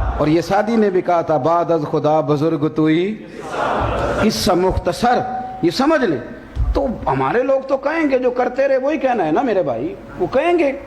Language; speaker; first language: Urdu; non-native, local second language; Punjabi